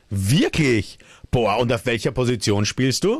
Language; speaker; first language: German; native; German